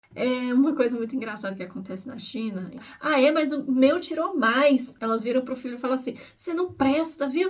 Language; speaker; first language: Portuguese; early bilingual, heritage; Portuguese